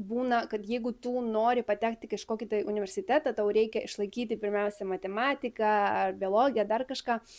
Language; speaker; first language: Lithuanian; early bilingual, other home language; Spanish